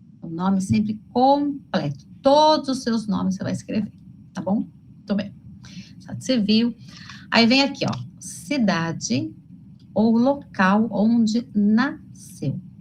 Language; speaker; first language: Portuguese; native; Portuguese